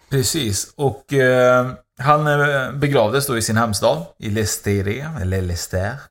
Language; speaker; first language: Swedish; early bilingual, other home language; Spanish